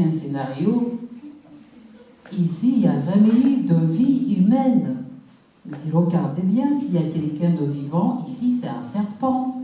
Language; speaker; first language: French; non-native, local second language; Kinyarwanda